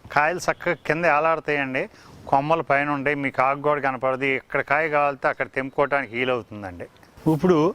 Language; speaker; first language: Telugu; native; Telugu